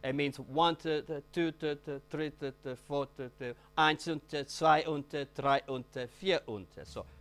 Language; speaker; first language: German; non-native, learner; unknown